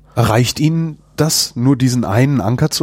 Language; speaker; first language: German; native; German